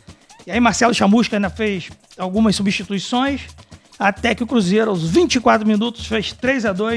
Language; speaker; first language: Portuguese; native; Portuguese